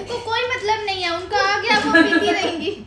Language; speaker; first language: Hindi; native; Hindi